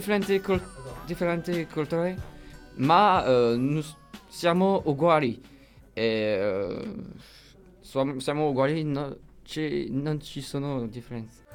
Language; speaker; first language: Italian; non-native, learner; French